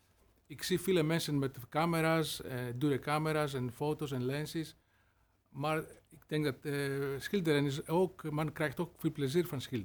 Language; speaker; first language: Dutch; non-native, learner; Greek